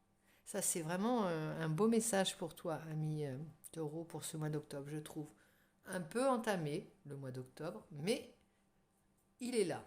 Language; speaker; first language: French; native; French